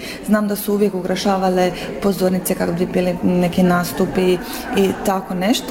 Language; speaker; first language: Croatian; native; Croatian